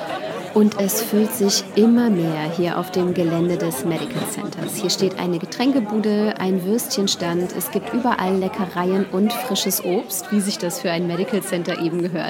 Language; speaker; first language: German; native; German